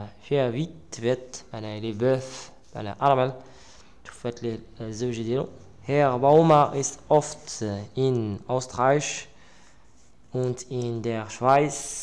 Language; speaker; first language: German; non-native, learner; Arabic